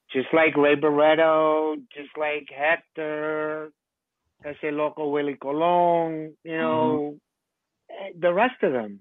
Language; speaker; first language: English; early bilingual, other home language; Spanish